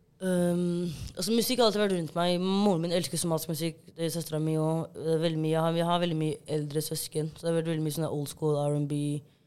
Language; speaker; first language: Norwegian; early bilingual, other home language; Somali